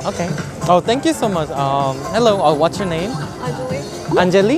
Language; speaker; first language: English; non-native, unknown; Korean